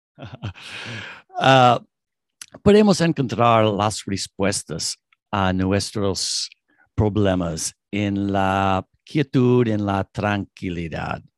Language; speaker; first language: Spanish; non-native, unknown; English